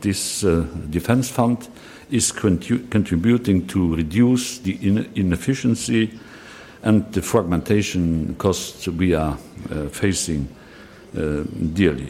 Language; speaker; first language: English; non-native, fluent; Luxembourgish